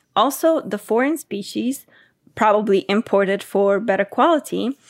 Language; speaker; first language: English; non-native, fluent; Bulgarian